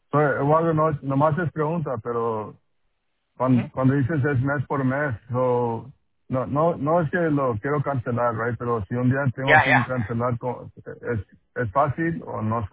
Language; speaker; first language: Spanish; non-native, local second language; English